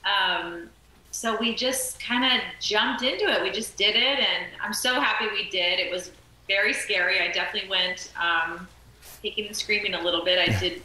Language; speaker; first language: English; native; English